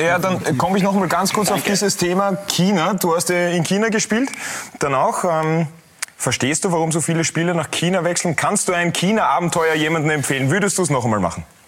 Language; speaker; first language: German; native; German